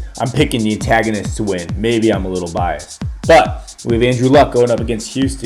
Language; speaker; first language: English; native; English